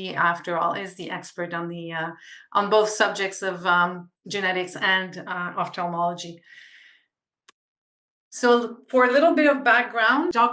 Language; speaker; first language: English; non-native, local second language; French